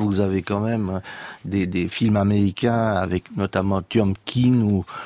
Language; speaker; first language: French; non-native, fluent; Romanian